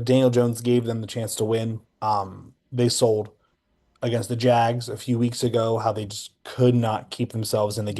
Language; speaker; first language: English; native; English